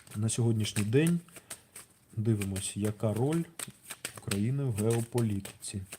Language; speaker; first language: Ukrainian; non-native, local second language; Russian